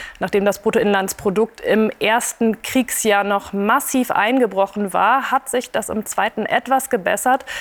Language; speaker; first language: German; native; German